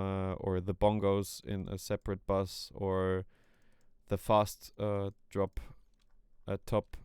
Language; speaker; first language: English; non-native, fluent; German